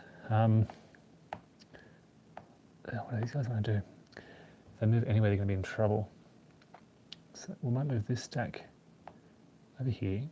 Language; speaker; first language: English; native; English